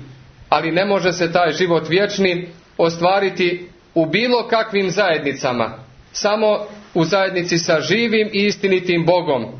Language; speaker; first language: Croatian; native; Croatian